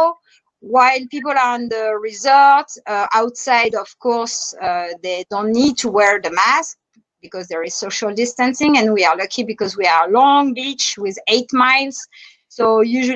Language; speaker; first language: English; non-native, fluent; French